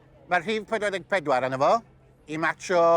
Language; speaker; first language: Welsh; native; Welsh